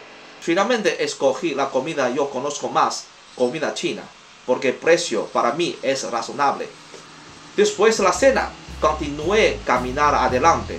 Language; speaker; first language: Spanish; non-native, learner; Chinese